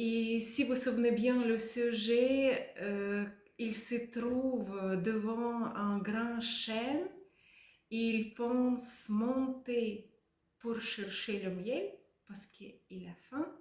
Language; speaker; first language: French; non-native, fluent; Russian